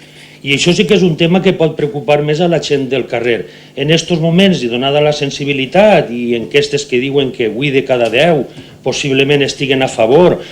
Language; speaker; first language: Catalan; native; Catalan